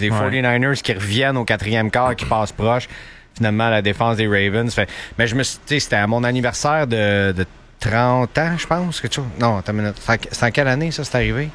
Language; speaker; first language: French; native; French